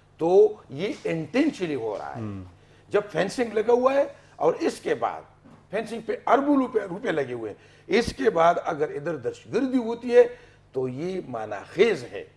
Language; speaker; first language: Urdu; non-native, local second language; Pashto